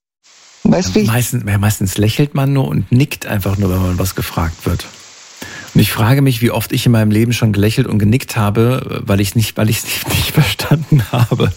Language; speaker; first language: German; native; German